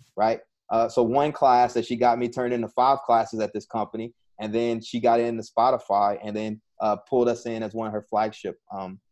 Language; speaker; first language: English; native; English